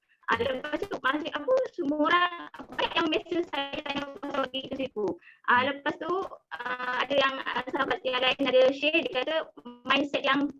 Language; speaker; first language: Malay; native; Malay